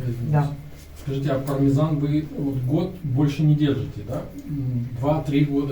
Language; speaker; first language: Russian; native; Russian